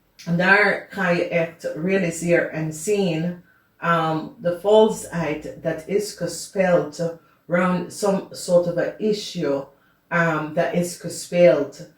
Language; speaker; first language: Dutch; non-native, fluent; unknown